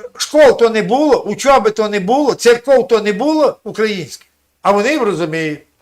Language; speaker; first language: Ukrainian; native; Ukrainian